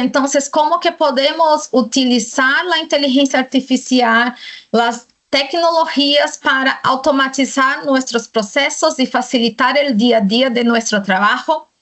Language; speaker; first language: Spanish; non-native, fluent; Portuguese